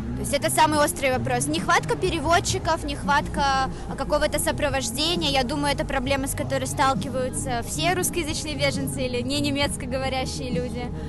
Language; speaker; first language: Russian; native; Russian